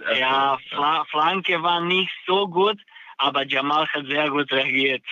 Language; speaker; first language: German; non-native, learner; Serbian